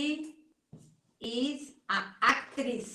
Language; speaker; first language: English; non-native, learner; Portuguese